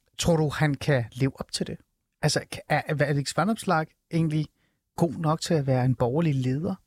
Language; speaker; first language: Danish; early bilingual, other home language; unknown